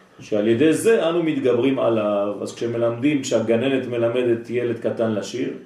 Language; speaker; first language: Hebrew; non-native, fluent; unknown